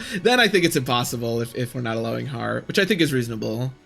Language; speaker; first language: English; native; English